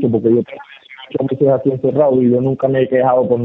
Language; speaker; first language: Spanish; native; Spanish